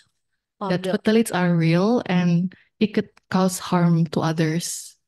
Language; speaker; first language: English; non-native, fluent; Indonesian